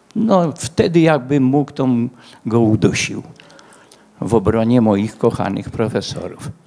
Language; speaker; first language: Polish; native; Polish